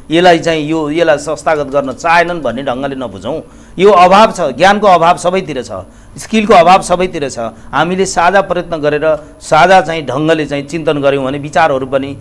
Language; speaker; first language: Nepali; native; Nepali